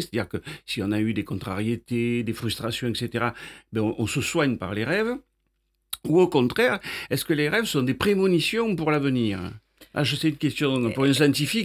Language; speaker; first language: French; native; French